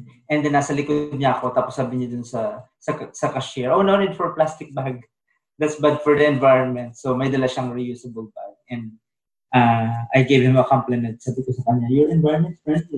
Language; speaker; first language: English; non-native, local second language; Bikol